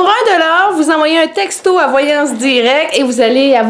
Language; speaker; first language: French; native; French